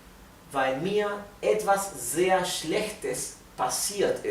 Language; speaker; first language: German; non-native, fluent; Spanish